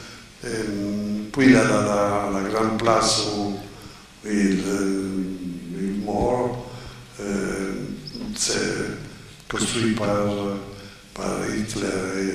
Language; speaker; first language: French; non-native, fluent; Italian